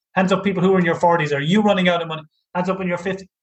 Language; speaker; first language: English; native; English